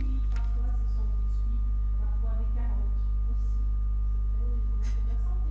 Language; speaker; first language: French; non-native, fluent; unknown